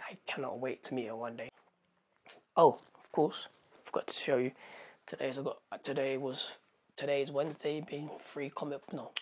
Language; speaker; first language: English; native; English